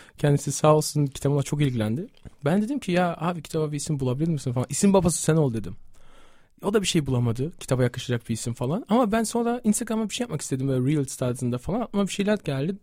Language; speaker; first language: Turkish; early bilingual, heritage; Turkish